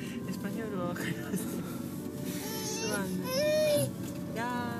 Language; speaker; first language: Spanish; non-native, learner; Japanese